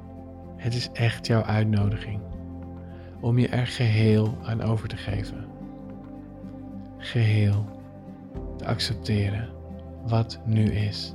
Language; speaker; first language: Dutch; native; Dutch